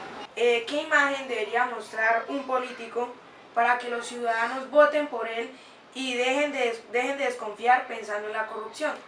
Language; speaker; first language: Spanish; native; Spanish